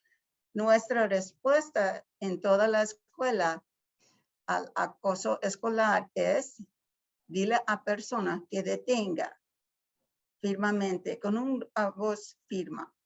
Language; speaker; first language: Spanish; early bilingual, heritage; Spanish